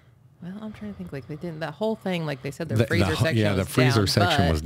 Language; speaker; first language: English; native; English